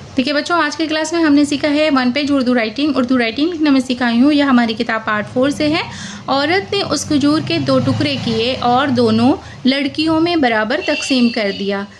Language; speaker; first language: Hindi; native; Hindi